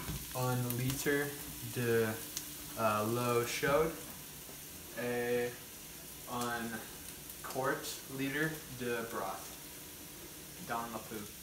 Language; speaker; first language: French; non-native, learner; English